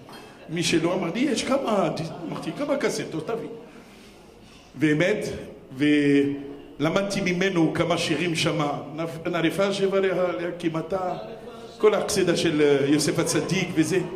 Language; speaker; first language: Hebrew; non-native, fluent; French